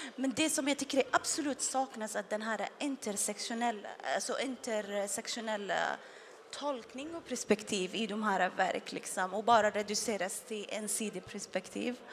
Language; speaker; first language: Swedish; non-native, fluent; Arabic